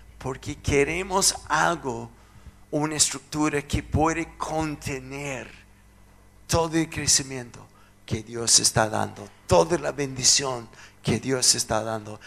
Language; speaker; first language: Spanish; non-native, fluent; English